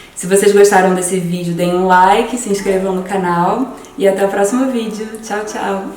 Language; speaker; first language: Portuguese; native; Portuguese